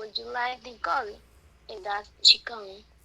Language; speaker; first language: English; non-native, learner; Spanish